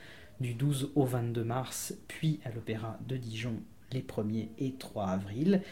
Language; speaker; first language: French; native; French